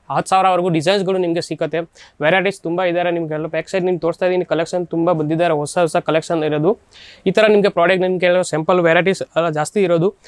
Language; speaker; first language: Kannada; non-native, learner; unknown